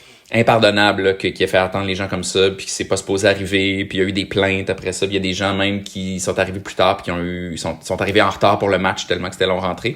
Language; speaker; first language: French; native; French